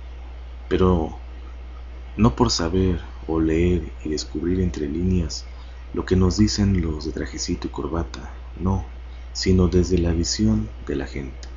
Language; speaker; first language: Spanish; native; Spanish